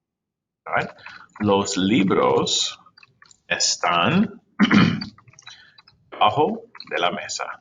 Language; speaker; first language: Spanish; non-native, fluent; English